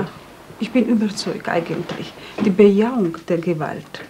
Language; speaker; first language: German; non-native, fluent; Georgian